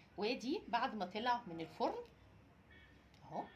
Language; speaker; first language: Arabic; native; Arabic